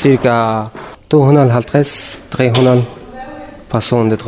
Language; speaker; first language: Danish; non-native, learner; Kurdish